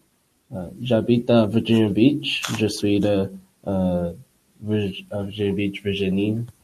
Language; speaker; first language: French; non-native, learner; English